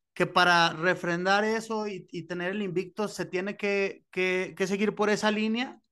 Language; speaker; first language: Spanish; native; Spanish